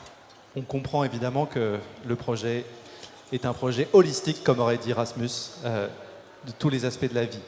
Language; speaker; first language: French; native; French